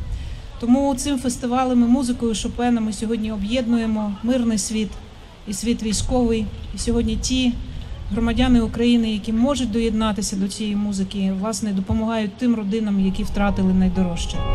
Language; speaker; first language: Ukrainian; native; Ukrainian